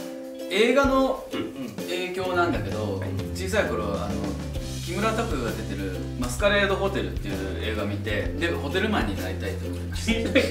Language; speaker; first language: Japanese; native; Japanese